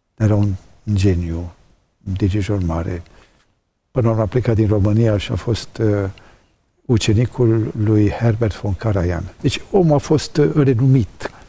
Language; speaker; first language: Romanian; native; Romanian